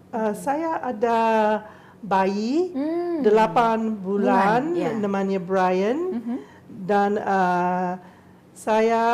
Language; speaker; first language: Indonesian; non-native, learner; English